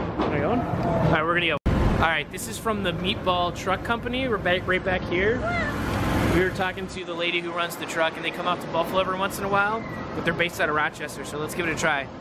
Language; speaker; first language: English; native; English